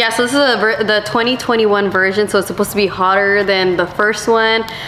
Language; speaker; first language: English; early bilingual, other home language; Spanish